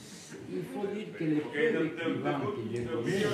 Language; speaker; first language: French; non-native, fluent; Spanish